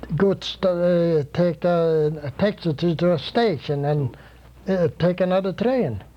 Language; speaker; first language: English; non-native, fluent; Swedish